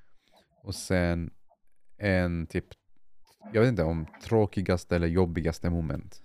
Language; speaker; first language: Swedish; non-native, fluent; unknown